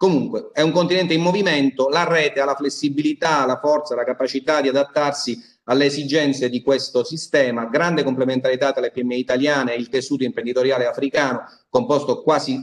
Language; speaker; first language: Italian; native; Italian